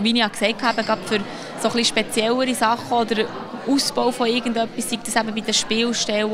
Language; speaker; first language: German; native; German